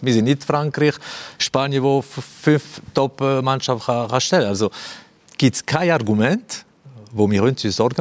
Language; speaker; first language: German; non-native, fluent; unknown